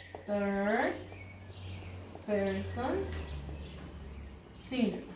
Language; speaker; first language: English; non-native, fluent; Spanish